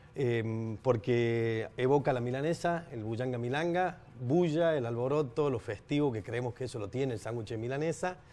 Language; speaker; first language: Spanish; native; Spanish